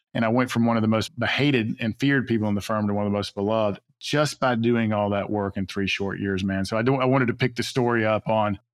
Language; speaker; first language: English; native; English